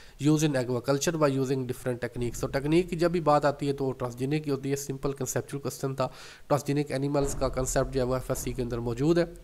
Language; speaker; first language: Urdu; non-native, local second language; Punjabi